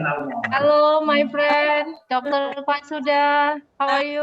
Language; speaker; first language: English; non-native, fluent; Indonesian